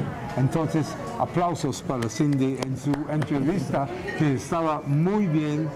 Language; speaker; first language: Spanish; non-native, fluent; English